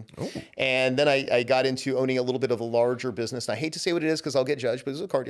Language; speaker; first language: English; native; English